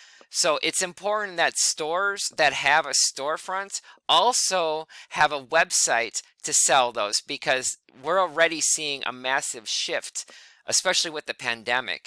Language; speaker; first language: English; native; English